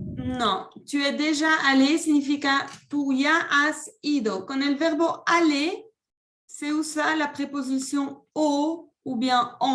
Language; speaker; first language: Spanish; non-native, fluent; French